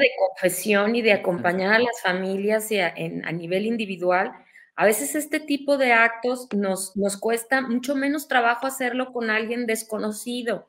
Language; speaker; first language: Spanish; native; Spanish